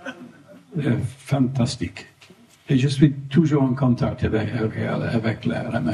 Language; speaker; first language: French; non-native, fluent; English